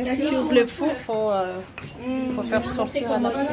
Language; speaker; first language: French; native; French